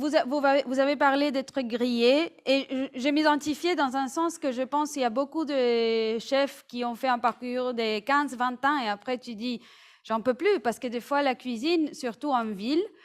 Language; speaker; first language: French; non-native, fluent; Spanish